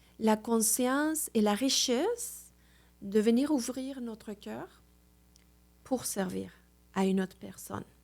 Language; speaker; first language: French; non-native, fluent; Spanish